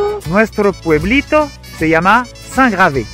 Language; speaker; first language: Spanish; non-native, learner; French